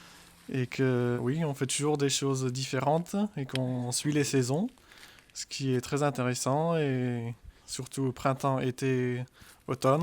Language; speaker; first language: French; early bilingual, other home language; Dutch